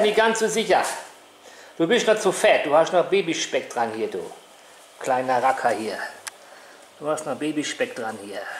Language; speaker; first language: German; native; German